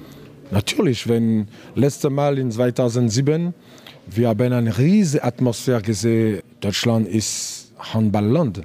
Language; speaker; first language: German; non-native, learner; French